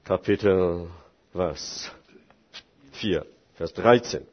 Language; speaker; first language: German; non-native, fluent; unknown